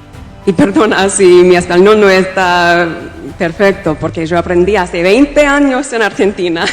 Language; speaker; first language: Spanish; non-native, fluent; English